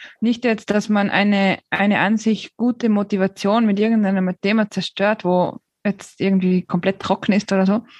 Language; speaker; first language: German; native; German